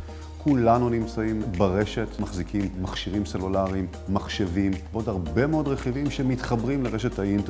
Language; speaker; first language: Hebrew; native; Hebrew